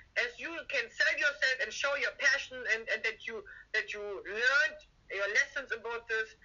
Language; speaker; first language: English; non-native, fluent; German